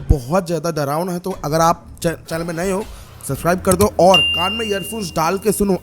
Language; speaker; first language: Hindi; non-native, local second language; Bangla